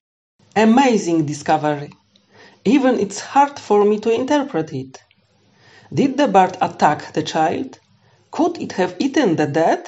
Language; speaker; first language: English; non-native, fluent; Polish